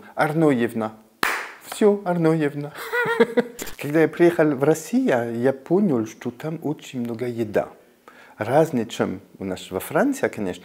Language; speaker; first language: Russian; non-native, fluent; French